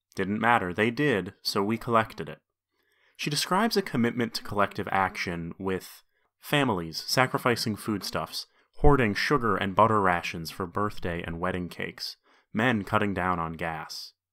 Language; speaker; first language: English; native; English